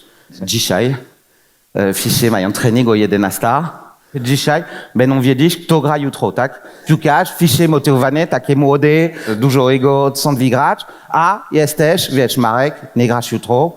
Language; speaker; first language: Polish; non-native, fluent; French